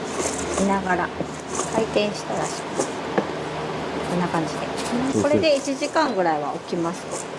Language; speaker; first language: Japanese; native; Japanese